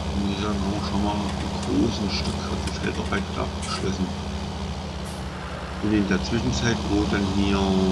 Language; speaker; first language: German; native; German